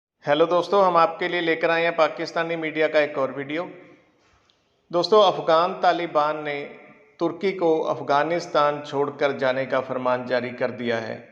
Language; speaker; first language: Hindi; native; Hindi